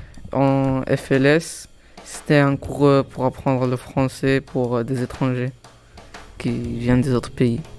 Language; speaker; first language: French; early bilingual, other home language; Italian